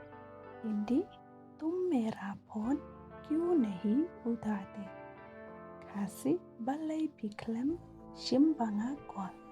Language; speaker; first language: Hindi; non-native, local second language; Khasi